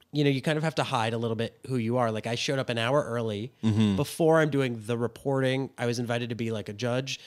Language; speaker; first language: English; native; English